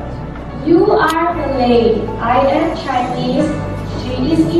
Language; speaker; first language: English; non-native, local second language; Hakka Chinese